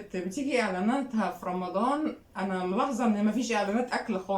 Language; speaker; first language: Arabic; native; Arabic